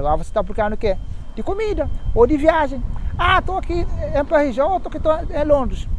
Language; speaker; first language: Portuguese; non-native, local second language; Kabuverdianu